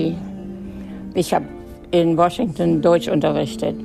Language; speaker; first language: German; native; German